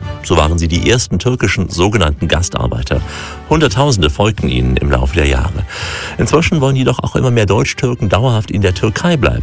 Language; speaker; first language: German; native; German